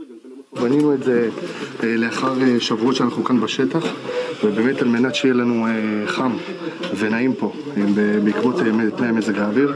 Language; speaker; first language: Hebrew; native; Hebrew